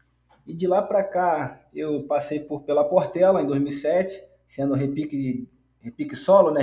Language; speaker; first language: Portuguese; native; Portuguese